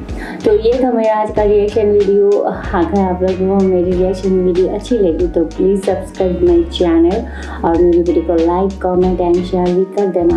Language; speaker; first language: Hindi; non-native, fluent; Bangla